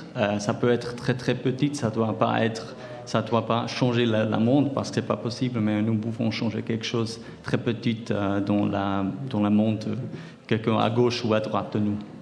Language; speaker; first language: French; non-native, fluent; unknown